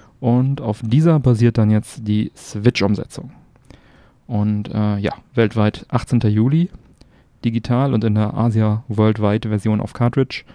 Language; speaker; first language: German; native; German